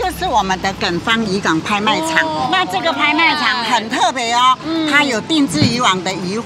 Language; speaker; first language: Chinese; native; Chinese